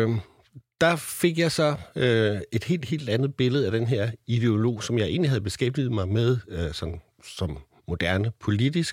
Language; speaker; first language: Danish; native; Danish